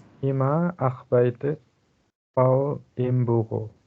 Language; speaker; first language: German; non-native, learner; Indonesian